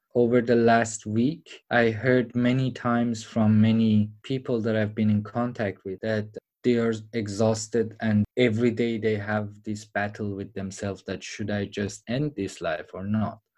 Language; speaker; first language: English; non-native, fluent; Persian